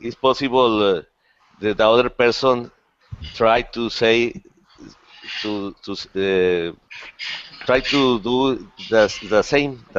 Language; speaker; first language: English; non-native, learner; Spanish